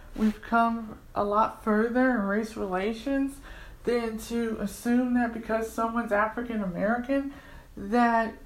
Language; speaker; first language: English; native; English